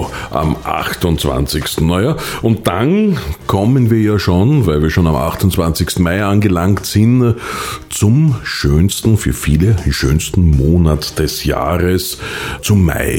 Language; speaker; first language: German; native; German